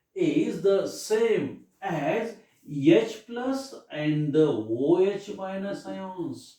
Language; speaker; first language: English; non-native, local second language; Marathi